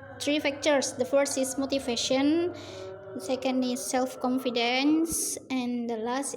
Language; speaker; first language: English; non-native, learner; Indonesian